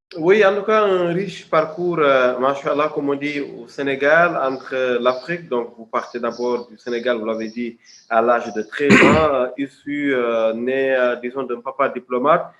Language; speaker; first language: French; non-native, local second language; Wolof